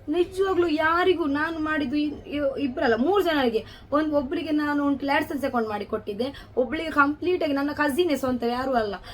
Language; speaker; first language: Kannada; non-native, local second language; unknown